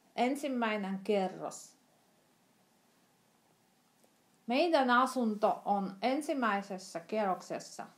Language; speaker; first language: Finnish; non-native, fluent; Russian